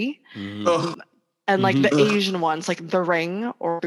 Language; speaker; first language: English; non-native, local second language; Hiligaynon